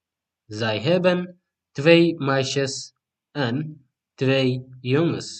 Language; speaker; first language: Dutch; non-native, learner; Tigrinya